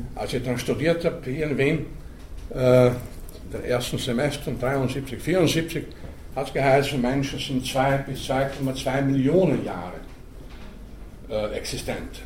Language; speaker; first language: German; native; German